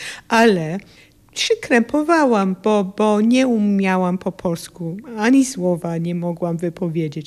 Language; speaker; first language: Polish; non-native, fluent; English